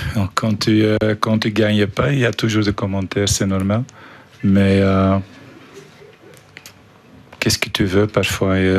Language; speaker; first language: French; non-native, fluent; Dutch